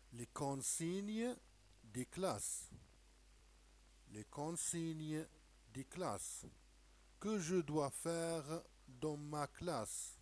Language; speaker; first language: French; non-native, local second language; Arabic